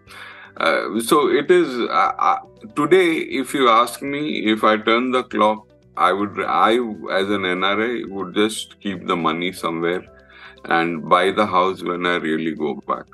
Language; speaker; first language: English; non-native, local second language; Malayalam